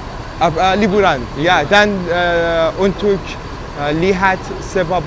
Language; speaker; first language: Indonesian; non-native, learner; Persian